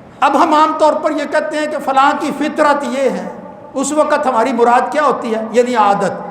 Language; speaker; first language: Urdu; non-native, local second language; Punjabi